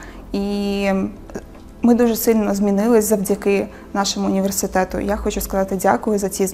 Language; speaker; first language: Ukrainian; native; Ukrainian